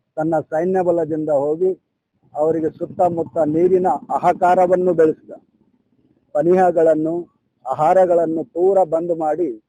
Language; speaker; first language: Kannada; non-native, local second language; Urdu